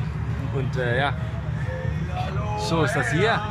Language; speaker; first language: German; non-native, learner; Dutch